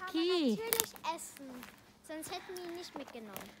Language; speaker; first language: German; early bilingual, other home language; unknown